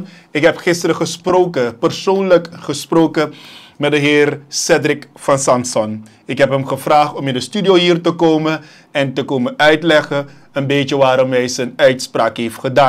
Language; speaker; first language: Dutch; native; Dutch